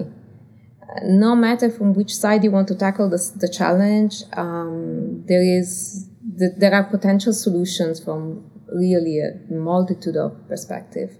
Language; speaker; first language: English; non-native, fluent; Italian